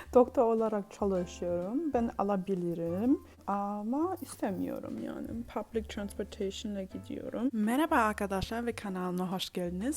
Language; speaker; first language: Turkish; early bilingual, heritage; Turkish